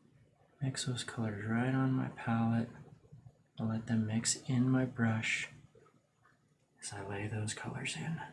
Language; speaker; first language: English; native; English